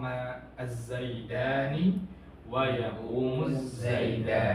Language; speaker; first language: Arabic; non-native, fluent; Indonesian